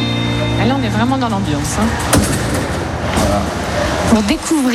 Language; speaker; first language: French; native; French